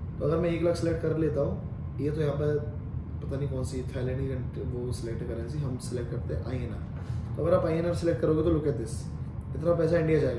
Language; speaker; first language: Hindi; native; Hindi